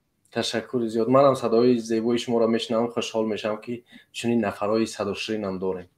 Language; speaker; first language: Persian; native; Persian